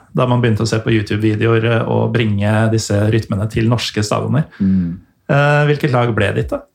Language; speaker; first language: Norwegian; native; Norwegian